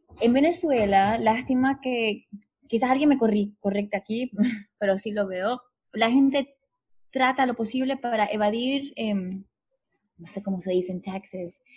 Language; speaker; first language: Spanish; native; Spanish